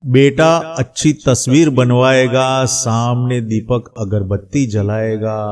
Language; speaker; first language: Hindi; non-native, local second language; Gujarati